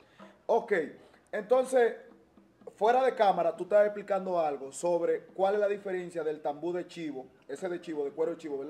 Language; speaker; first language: Spanish; native; Spanish